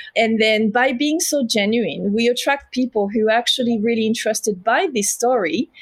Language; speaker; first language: English; non-native, fluent; French